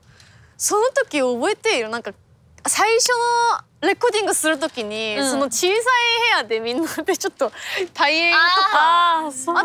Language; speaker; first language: Japanese; non-native, fluent; Korean